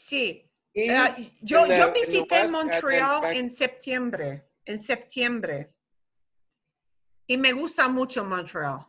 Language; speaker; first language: Spanish; non-native, fluent; English